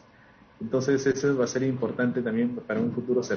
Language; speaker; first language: Spanish; native; Spanish